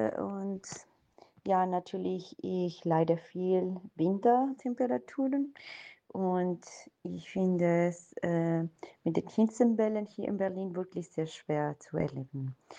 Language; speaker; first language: German; non-native, learner; Spanish